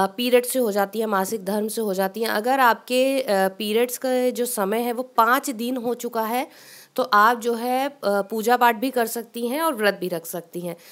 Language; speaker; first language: Hindi; native; Hindi